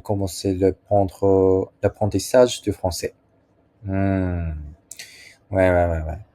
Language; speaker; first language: French; non-native, learner; Japanese